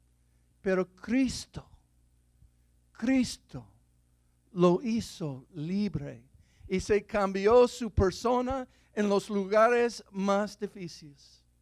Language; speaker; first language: Spanish; non-native, fluent; English